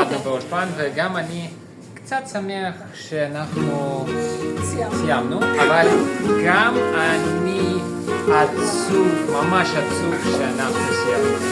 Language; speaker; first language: Hebrew; non-native, learner; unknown